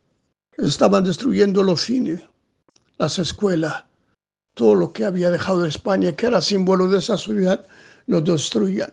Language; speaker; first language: Spanish; non-native, local second language; Arabic